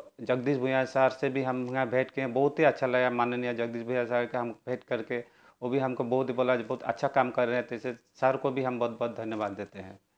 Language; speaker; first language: Hindi; non-native, local second language; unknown